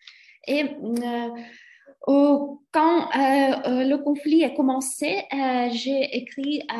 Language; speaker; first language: French; non-native, fluent; Ukrainian